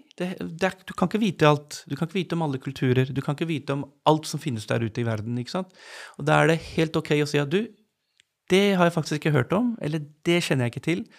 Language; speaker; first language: Norwegian; early bilingual, other home language; Urdu